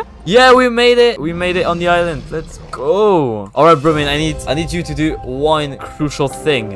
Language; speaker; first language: English; non-native, fluent; French